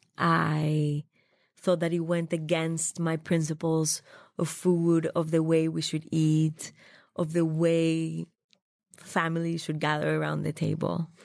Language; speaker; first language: English; non-native, fluent; Spanish